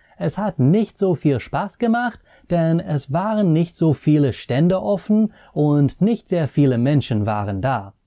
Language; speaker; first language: German; non-native, fluent; English